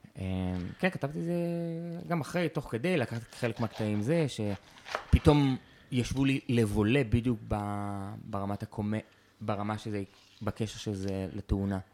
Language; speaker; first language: Hebrew; native; Hebrew